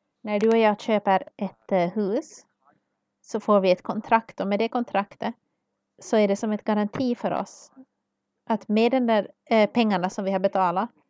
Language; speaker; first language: Swedish; non-native, learner; English